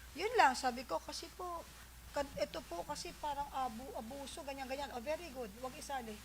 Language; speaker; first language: Filipino; native; Filipino